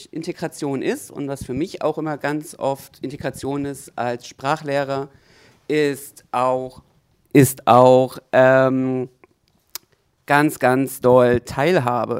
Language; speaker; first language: German; native; German